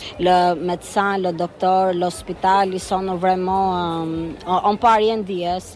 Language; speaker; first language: French; non-native, fluent; Albanian